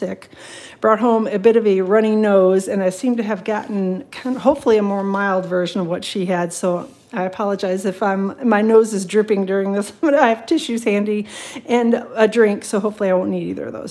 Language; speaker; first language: English; native; English